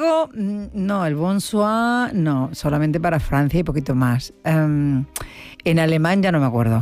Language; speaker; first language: Spanish; native; Spanish